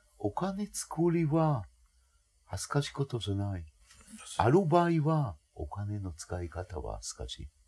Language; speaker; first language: Japanese; non-native, fluent; Hebrew